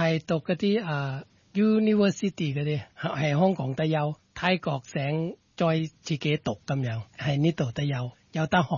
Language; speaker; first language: Cantonese; non-native, fluent; Thai